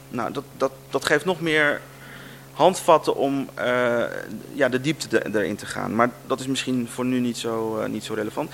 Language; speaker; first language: Dutch; native; Dutch